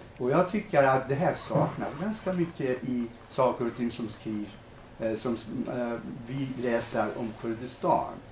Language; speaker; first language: Swedish; non-native, fluent; Kurdish